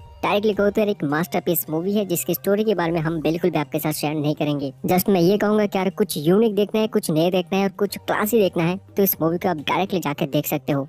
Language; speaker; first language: Hindi; native; Hindi